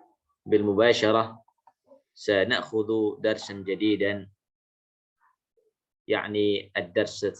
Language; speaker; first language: Arabic; non-native, fluent; Indonesian